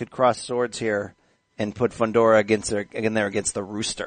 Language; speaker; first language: English; native; English